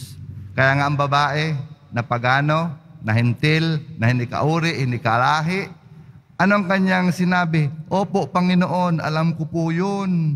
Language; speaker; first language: Filipino; native; Filipino